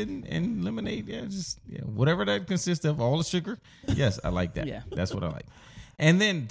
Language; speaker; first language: English; native; English